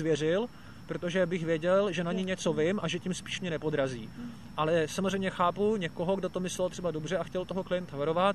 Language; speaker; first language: Czech; native; Czech